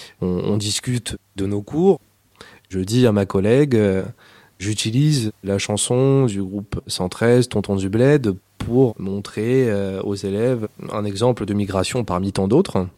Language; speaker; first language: French; native; French